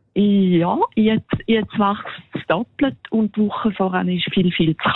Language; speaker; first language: German; native; German